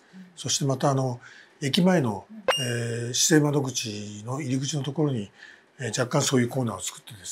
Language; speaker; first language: Japanese; native; Japanese